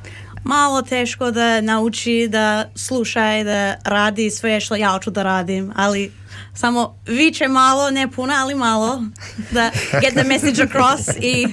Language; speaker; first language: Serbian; early bilingual, heritage; Serbian